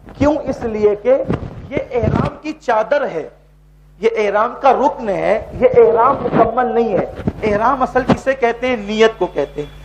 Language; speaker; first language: Urdu; native; Urdu